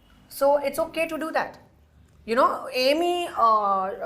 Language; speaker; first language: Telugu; non-native, learner; Hindi